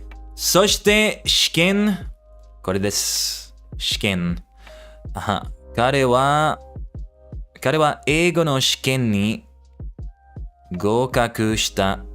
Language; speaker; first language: Japanese; non-native, learner; English